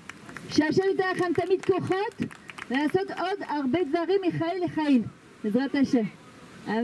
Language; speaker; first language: Hebrew; non-native, fluent; French